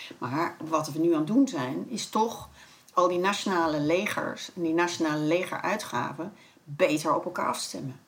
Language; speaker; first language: Dutch; native; Dutch